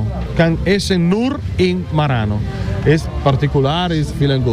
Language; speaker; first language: German; non-native, learner; Italian